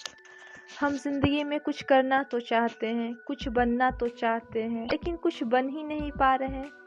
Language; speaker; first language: Hindi; native; Hindi